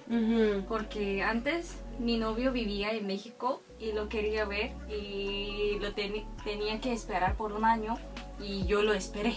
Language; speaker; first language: Spanish; non-native, fluent; Korean